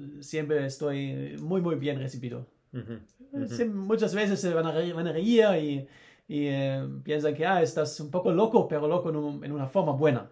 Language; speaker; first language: Spanish; non-native, learner; German